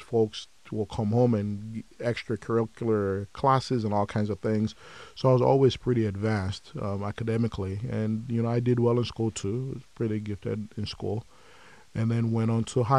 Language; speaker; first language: English; non-native, local second language; Yoruba